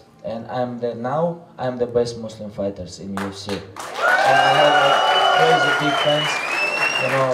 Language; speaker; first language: English; non-native, learner; Russian